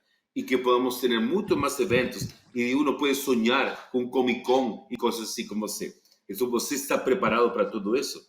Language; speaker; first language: Portuguese; non-native, fluent; Spanish